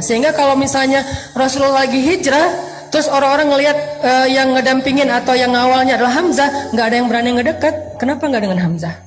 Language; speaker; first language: Indonesian; native; Indonesian